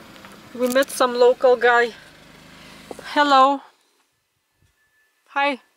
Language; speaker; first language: English; non-native, fluent; Lithuanian